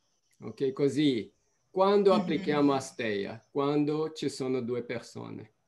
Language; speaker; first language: Italian; non-native, fluent; Portuguese